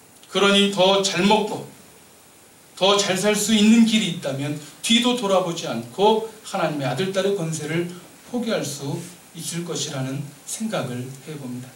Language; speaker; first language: Korean; native; Korean